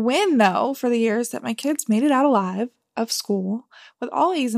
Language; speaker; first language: English; native; English